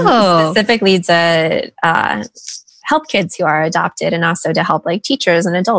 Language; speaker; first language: English; native; English